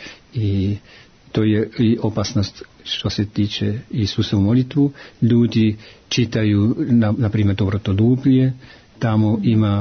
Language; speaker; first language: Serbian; non-native, fluent; German